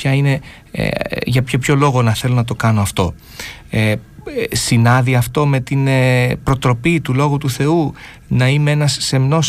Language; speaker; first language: Greek; native; Greek